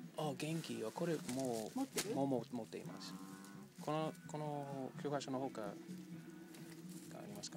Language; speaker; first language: Japanese; non-native, learner; English